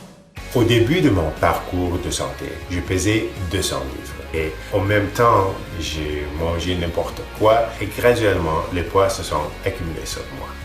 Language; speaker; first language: French; non-native, fluent; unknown